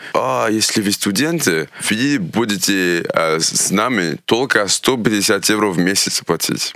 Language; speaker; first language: Russian; early bilingual, heritage; Russian